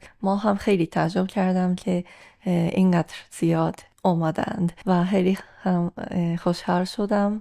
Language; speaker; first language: Persian; non-native, fluent; Japanese